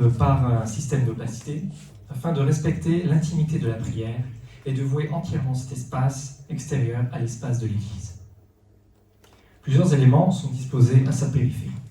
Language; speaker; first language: French; native; French